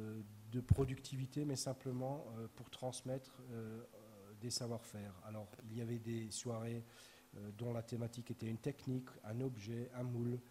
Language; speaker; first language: French; native; French